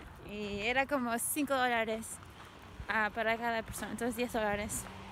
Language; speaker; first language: Spanish; early bilingual, heritage; Spanish